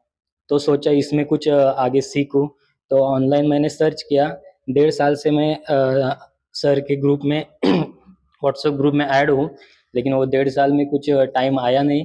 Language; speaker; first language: Hindi; non-native, local second language; Marathi